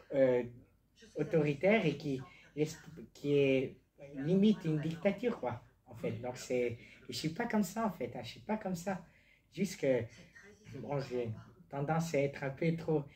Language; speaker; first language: French; native; French